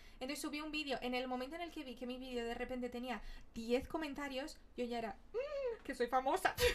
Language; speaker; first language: Spanish; early bilingual, other home language; Portuguese